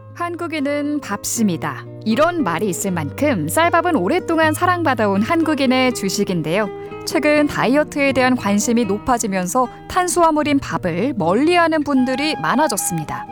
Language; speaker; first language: Korean; native; Korean